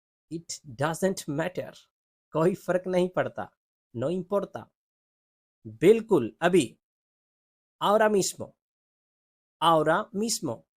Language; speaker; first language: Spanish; non-native, fluent; Urdu